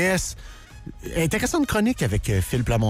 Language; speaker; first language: French; native; French